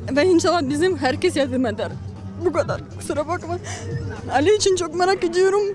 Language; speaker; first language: Turkish; non-native, learner; Ukrainian